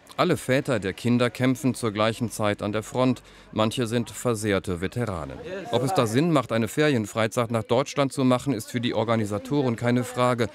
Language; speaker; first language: German; native; German